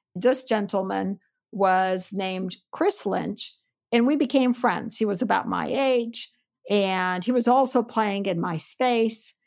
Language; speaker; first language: English; non-native, fluent; Armenian